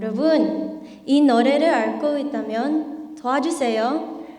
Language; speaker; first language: Korean; non-native, learner; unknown